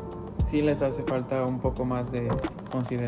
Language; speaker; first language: Spanish; early bilingual, other home language; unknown